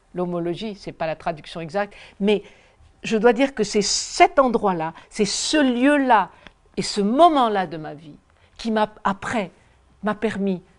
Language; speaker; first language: French; native; French